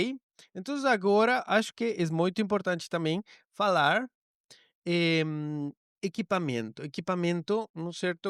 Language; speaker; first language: Portuguese; non-native, learner; Spanish